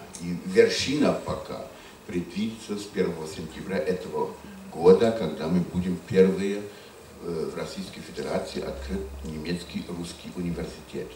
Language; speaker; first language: Russian; non-native, fluent; German